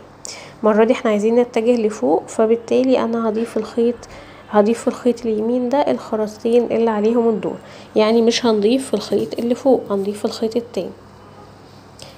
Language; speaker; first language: Arabic; native; Arabic